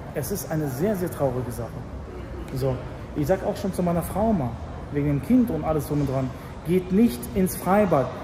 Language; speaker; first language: German; early bilingual, other home language; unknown